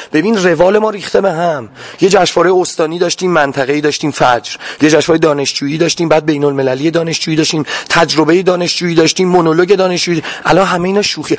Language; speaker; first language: Persian; non-native, local second language; Azerbaijani